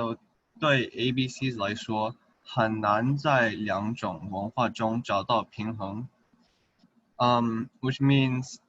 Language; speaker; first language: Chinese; early bilingual, heritage; English